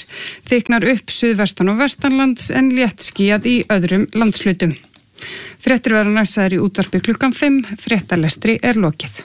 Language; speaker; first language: Icelandic; native; Icelandic